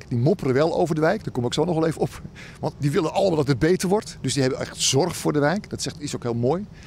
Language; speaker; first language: Dutch; native; Dutch